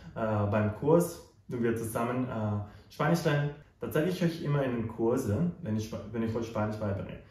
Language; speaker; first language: German; non-native, fluent; Spanish